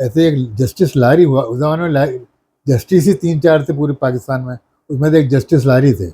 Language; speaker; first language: Urdu; native; Urdu